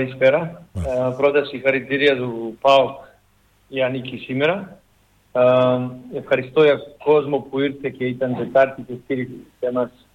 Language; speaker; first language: Greek; non-native, learner; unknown